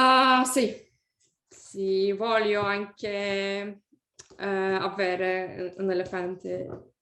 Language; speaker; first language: Italian; non-native, learner; English